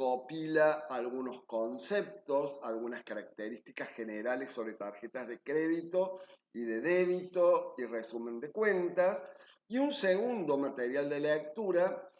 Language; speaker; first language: Spanish; native; Spanish